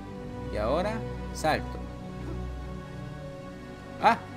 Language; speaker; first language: Spanish; native; Spanish